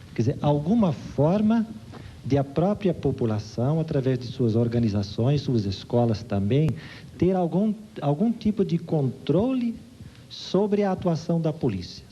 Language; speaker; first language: Portuguese; native; Portuguese